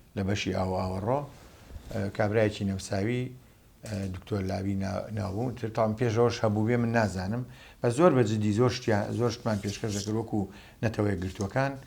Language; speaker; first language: Central Kurdish; native; Central Kurdish